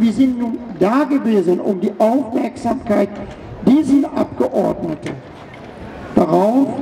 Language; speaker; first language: German; non-native, fluent; Persian